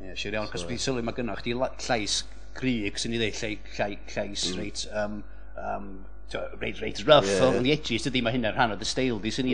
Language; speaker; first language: Welsh; native; Welsh